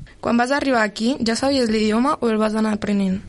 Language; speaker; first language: Catalan; early bilingual, other home language; Romanian